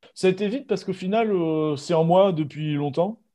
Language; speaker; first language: French; native; French